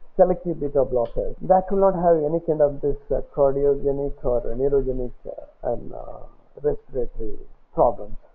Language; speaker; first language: English; non-native, local second language; Tamil